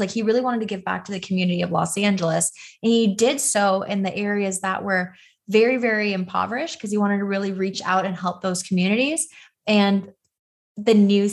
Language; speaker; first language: English; native; English